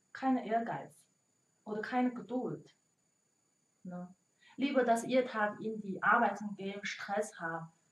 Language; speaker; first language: German; non-native, learner; Chinese